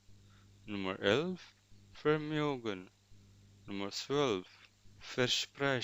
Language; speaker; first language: German; non-native, fluent; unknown